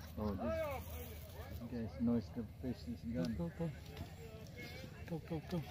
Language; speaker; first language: English; non-native, learner; Filipino